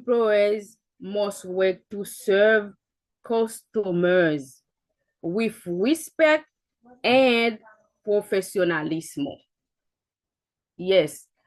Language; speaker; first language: English; non-native, learner; Haitian Creole